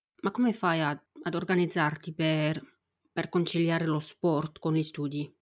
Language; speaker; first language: Italian; non-native, fluent; French